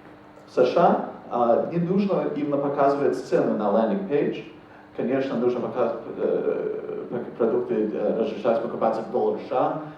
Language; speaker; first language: Russian; non-native, fluent; English